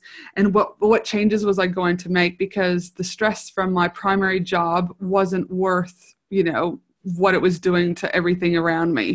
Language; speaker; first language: English; native; English